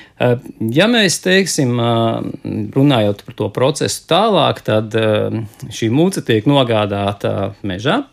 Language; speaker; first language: Latvian; native; Latvian